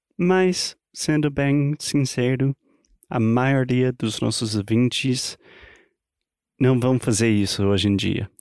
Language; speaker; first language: Portuguese; non-native, fluent; English